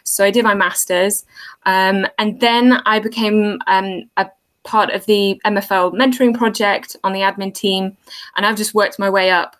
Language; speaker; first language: English; native; English